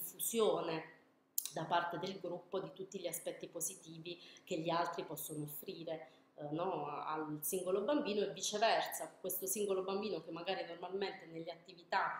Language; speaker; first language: Italian; native; Italian